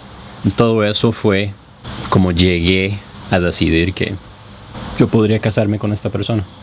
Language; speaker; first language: Spanish; non-native, fluent; English